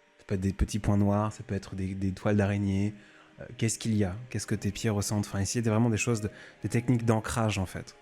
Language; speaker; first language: French; native; French